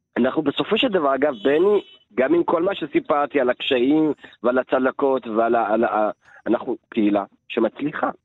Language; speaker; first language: Hebrew; early bilingual, other home language; Amharic